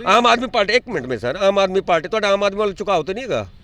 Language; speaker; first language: Hindi; non-native, local second language; Punjabi